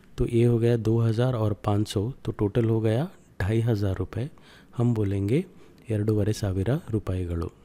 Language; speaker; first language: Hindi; non-native, local second language; Kannada